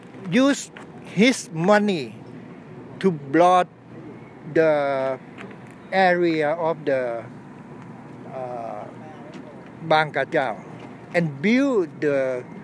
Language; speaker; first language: English; non-native, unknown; Thai